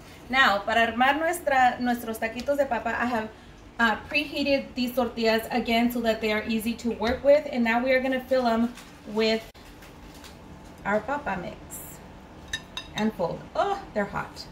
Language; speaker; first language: English; early bilingual, other home language; Spanish